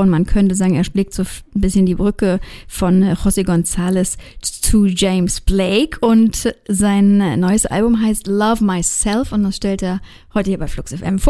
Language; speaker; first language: German; native; German